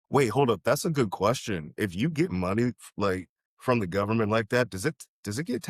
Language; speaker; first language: English; native; English